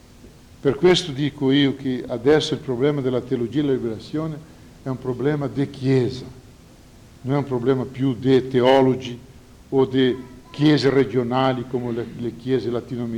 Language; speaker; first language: Italian; non-native, fluent; Portuguese